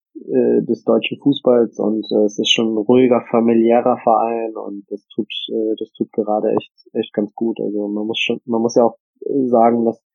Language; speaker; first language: German; native; German